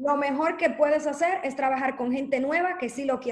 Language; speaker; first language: Spanish; native; Spanish